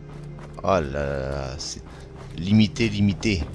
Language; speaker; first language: French; native; French